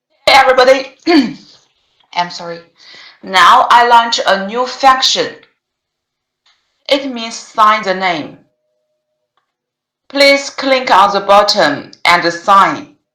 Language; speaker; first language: English; non-native, learner; Chinese